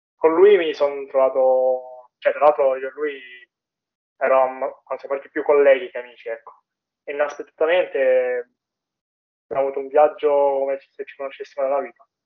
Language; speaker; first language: Italian; native; Italian